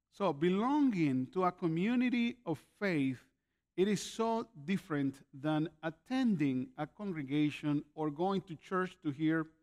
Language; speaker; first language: English; non-native, fluent; Spanish